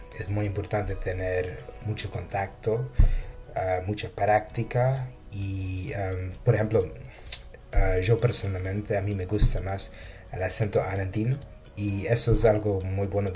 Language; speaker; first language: Spanish; non-native, fluent; English